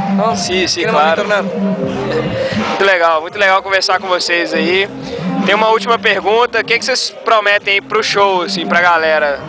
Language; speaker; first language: Portuguese; native; Portuguese